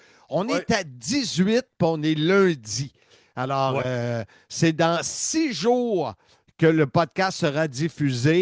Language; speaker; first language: French; native; French